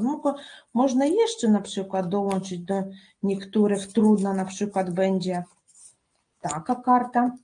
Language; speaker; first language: Polish; non-native, fluent; Russian